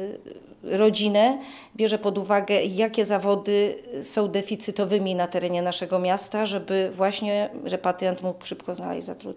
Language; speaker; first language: Polish; native; Polish